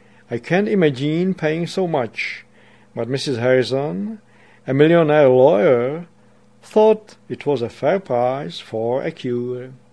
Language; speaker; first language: English; non-native, fluent; Czech